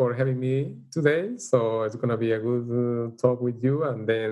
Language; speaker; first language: English; non-native, learner; Spanish